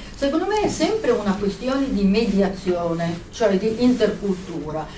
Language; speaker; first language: Italian; native; Italian